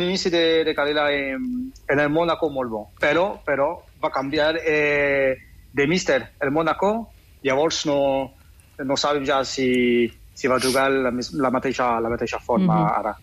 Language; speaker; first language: Catalan; non-native, fluent; French